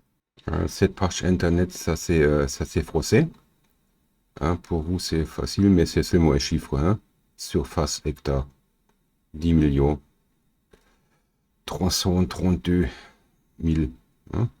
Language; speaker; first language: French; non-native, learner; German